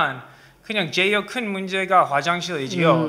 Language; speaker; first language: Korean; non-native, learner; English